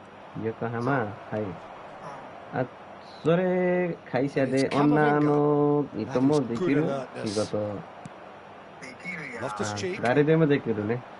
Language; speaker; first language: Japanese; non-native, learner; Nepali